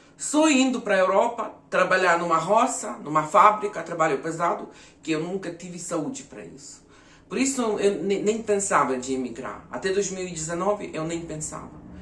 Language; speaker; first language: Portuguese; early bilingual, other home language; Ukrainian